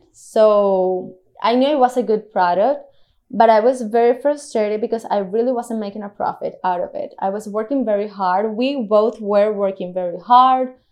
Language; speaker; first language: English; non-native, fluent; Spanish